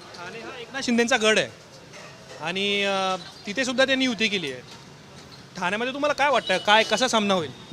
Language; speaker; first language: Marathi; native; Marathi